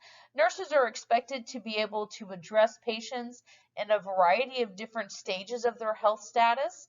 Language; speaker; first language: English; native; English